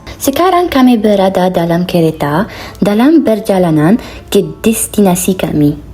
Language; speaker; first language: Malay; non-native, learner; Arabic